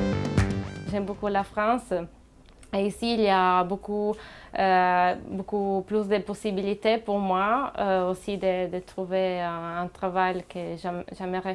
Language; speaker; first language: French; non-native, fluent; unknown